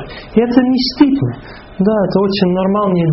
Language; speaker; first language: Russian; non-native, fluent; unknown